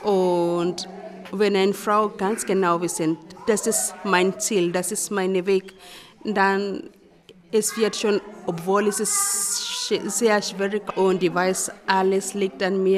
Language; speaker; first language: German; non-native, learner; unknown